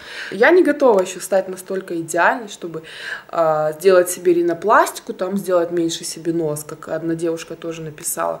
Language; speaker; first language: Russian; native; Russian